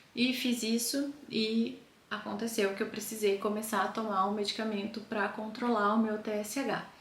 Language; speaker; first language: Portuguese; native; Portuguese